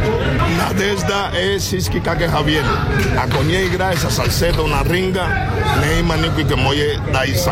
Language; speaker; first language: Bulgarian; non-native, learner; Spanish